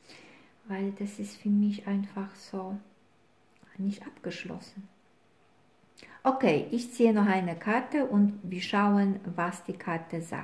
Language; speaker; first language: German; non-native, fluent; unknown